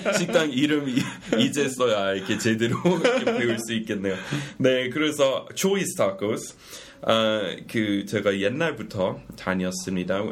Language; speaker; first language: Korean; non-native, fluent; English